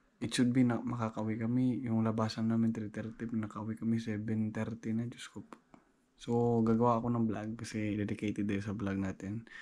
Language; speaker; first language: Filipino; native; Filipino